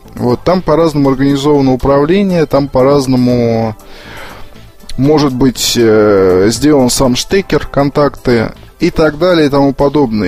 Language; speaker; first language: Russian; native; Russian